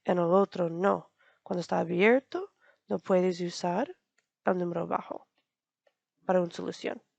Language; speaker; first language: Spanish; non-native, learner; English